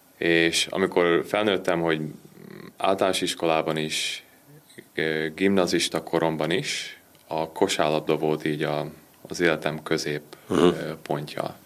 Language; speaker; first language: Hungarian; early bilingual, heritage; Hungarian